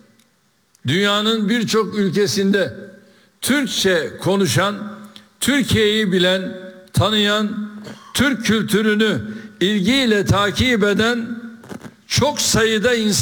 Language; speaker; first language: Turkish; native; Turkish